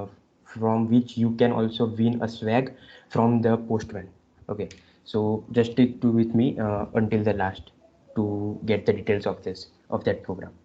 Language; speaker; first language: English; non-native, local second language; Gujarati